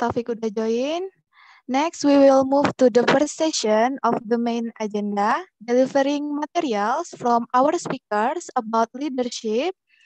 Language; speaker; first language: English; non-native, fluent; Indonesian